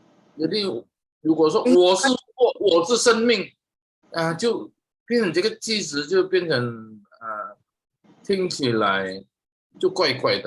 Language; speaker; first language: Chinese; non-native, fluent; Indonesian